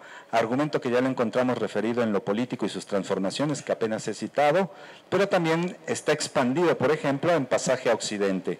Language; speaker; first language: Spanish; native; Spanish